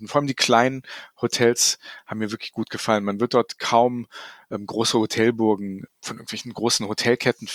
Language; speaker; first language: German; native; German